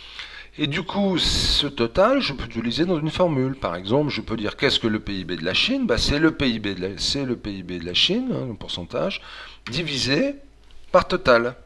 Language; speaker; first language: French; native; French